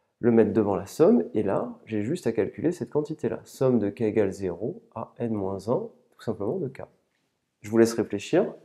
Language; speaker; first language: French; native; French